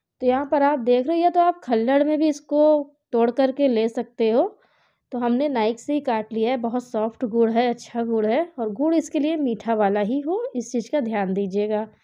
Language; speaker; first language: Hindi; native; Hindi